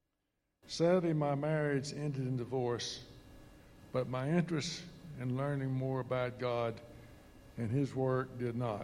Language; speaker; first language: English; native; English